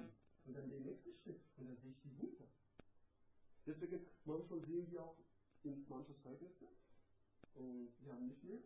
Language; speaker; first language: German; non-native, learner; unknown